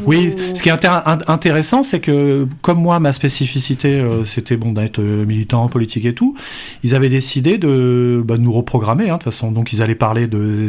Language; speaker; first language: French; native; French